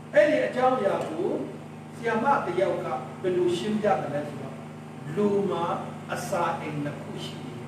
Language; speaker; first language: Burmese; non-native, local second language; Tedim Chin